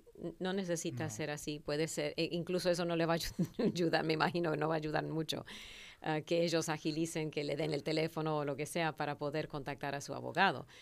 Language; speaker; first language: Spanish; native; Spanish